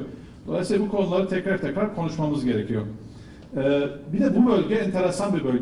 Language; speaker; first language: Turkish; native; Turkish